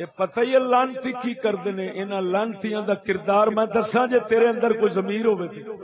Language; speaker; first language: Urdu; non-native, local second language; Punjabi